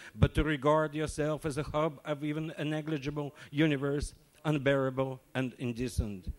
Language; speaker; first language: English; non-native, fluent; Russian